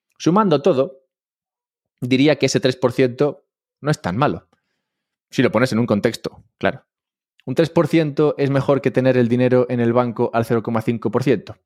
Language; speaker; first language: Spanish; native; Spanish